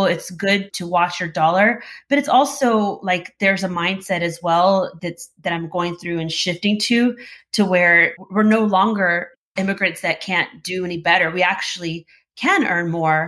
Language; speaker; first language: English; native; English